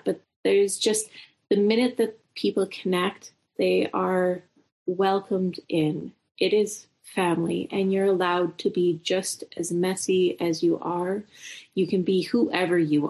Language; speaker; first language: English; native; English